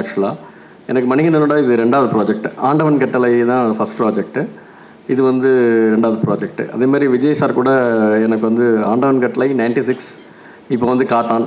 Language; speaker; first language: Tamil; native; Tamil